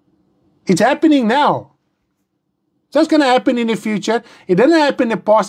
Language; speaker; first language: English; non-native, local second language; Afrikaans